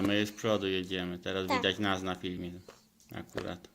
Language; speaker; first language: Polish; native; Polish